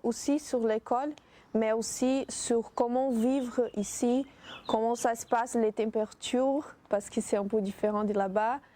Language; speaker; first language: French; non-native, fluent; Portuguese